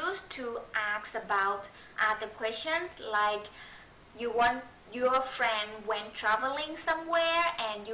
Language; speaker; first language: English; non-native, fluent; Thai